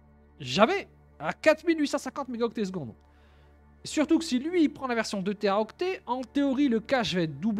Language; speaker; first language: French; native; French